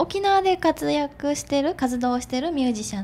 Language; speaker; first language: Japanese; native; Japanese